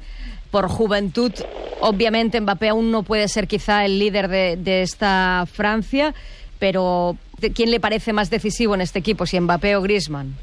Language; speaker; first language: Spanish; native; Spanish